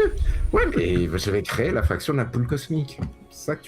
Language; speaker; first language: French; native; French